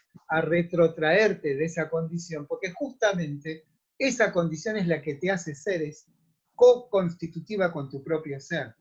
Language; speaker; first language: Spanish; native; Spanish